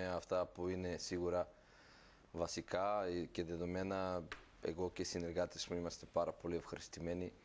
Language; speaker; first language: Greek; non-native, fluent; Serbian